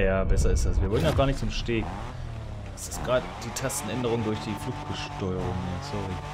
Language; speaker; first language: German; native; German